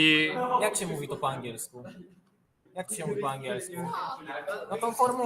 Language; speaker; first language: Polish; native; Polish